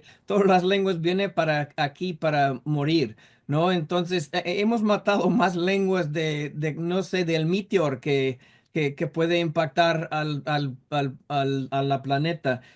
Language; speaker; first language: Spanish; non-native, fluent; English